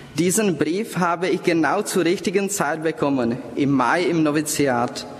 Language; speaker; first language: German; non-native, fluent; Czech